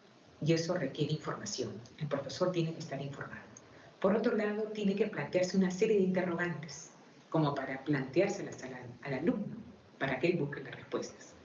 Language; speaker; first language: Spanish; native; Spanish